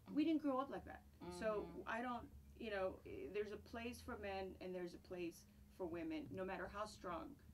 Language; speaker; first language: English; non-native, fluent; Greek